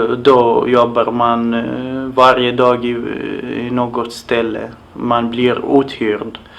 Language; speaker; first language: Swedish; non-native, fluent; Arabic